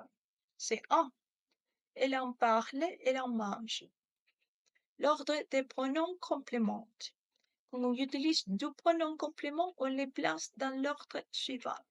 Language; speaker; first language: French; non-native, learner; Spanish